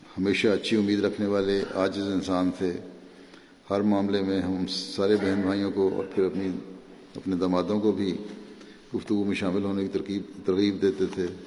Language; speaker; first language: Urdu; native; Urdu